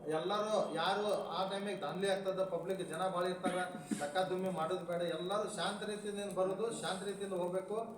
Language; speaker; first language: Kannada; non-native, local second language; Lambadi